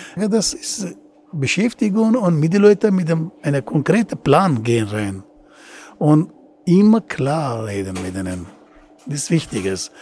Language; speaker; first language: German; non-native, learner; Persian